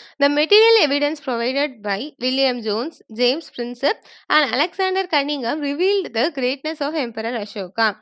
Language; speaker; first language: English; non-native, local second language; Tamil